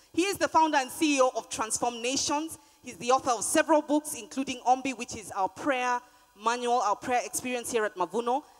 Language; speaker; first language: English; non-native, local second language; Luyia